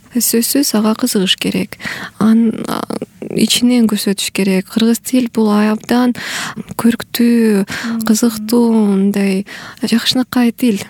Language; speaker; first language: Kyrgyz; non-native, local second language; Russian